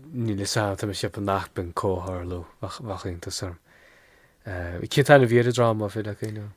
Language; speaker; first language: Irish; non-native, local second language; English